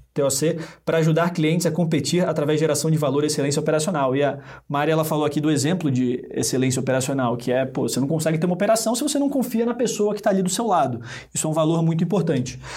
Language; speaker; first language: Portuguese; native; Portuguese